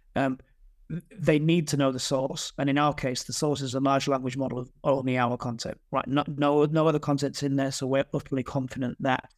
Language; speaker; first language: English; native; English